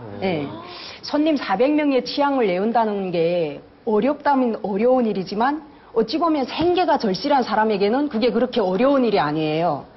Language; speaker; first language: Korean; native; Korean